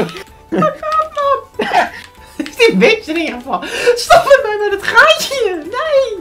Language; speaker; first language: Dutch; native; Dutch